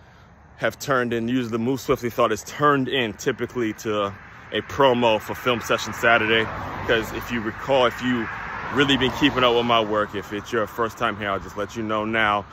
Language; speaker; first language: English; native; English